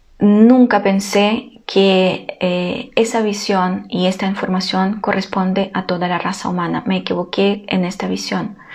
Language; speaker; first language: Spanish; non-native, fluent; Ukrainian